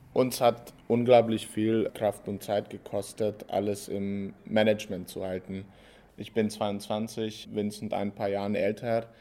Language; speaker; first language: German; non-native, fluent; Hungarian